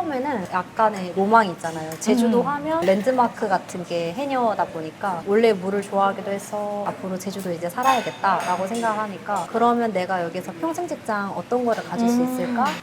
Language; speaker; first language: Korean; native; Korean